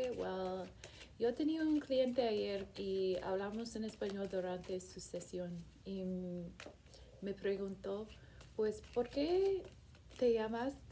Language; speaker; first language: Spanish; non-native, fluent; English